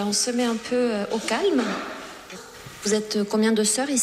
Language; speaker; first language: French; native; French